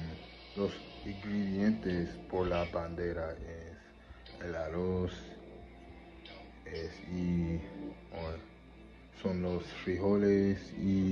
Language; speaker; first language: Spanish; non-native, learner; English